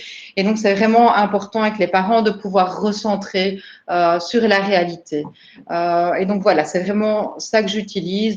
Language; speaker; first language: French; native; French